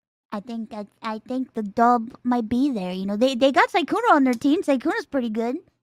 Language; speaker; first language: English; early bilingual, other home language; Spanish